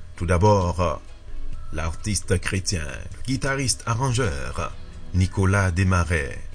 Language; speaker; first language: French; native; French